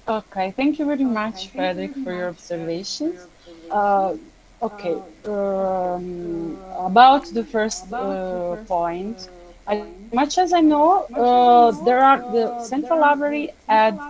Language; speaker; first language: English; non-native, fluent; Portuguese